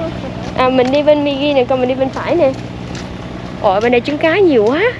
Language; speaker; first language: Vietnamese; native; Vietnamese